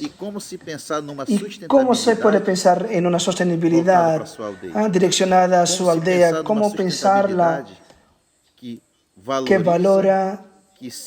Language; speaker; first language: Spanish; non-native, fluent; Portuguese